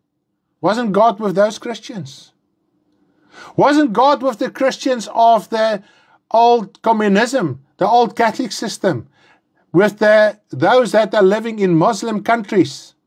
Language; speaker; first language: English; non-native, local second language; Afrikaans